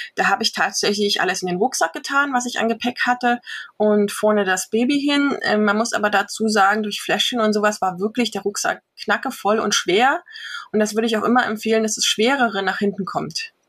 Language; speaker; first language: German; native; German